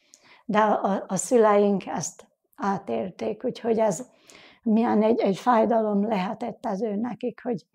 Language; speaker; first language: Hungarian; native; Hungarian